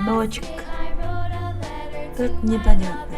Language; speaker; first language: Russian; non-native, learner; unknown